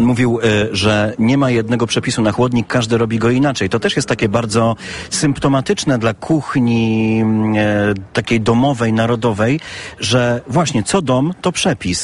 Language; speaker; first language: Polish; native; Polish